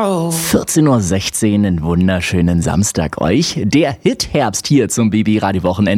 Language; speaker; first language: German; native; German